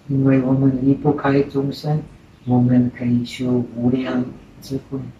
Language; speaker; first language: Chinese; non-native, fluent; Czech